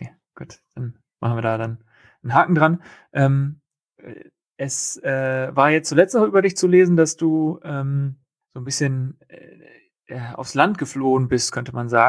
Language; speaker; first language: German; native; German